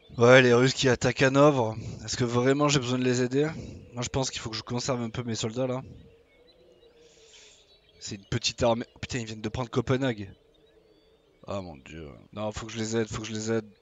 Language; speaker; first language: French; native; French